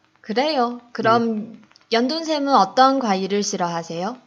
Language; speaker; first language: Korean; non-native, fluent; Chinese